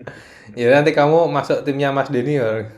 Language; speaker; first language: Indonesian; native; Indonesian